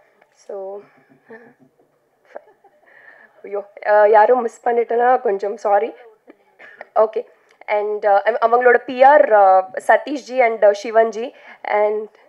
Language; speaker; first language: Tamil; non-native, learner; Telugu